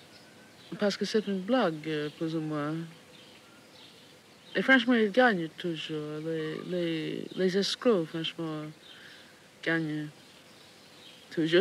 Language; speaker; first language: French; non-native, fluent; English